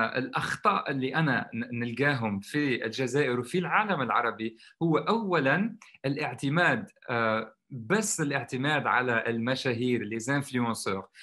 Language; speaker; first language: Arabic; native; Arabic